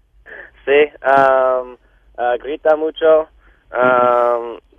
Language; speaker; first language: Spanish; non-native, local second language; English